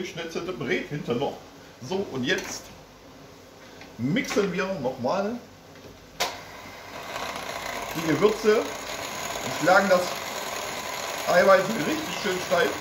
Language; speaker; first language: German; native; German